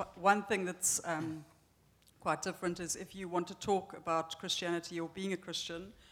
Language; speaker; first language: English; native; English